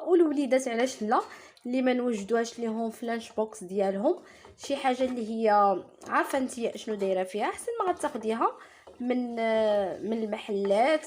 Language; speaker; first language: Arabic; native; Arabic